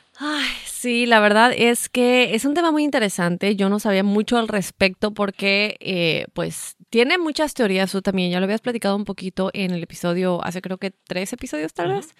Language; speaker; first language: Spanish; native; Spanish